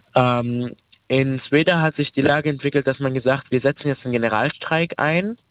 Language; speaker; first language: German; early bilingual, other home language; Arabic